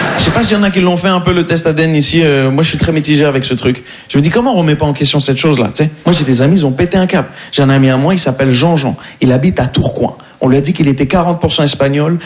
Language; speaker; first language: French; native; French